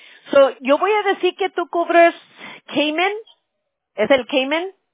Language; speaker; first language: Spanish; early bilingual, heritage; Spanish